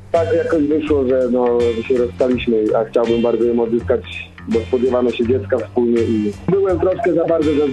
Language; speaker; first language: Polish; native; Polish